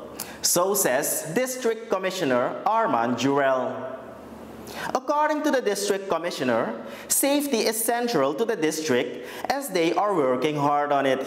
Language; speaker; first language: English; non-native, local second language; Dutch